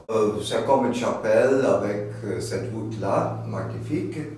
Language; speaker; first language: French; non-native, fluent; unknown